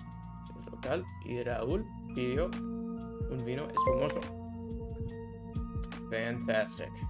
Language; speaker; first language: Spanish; non-native, fluent; English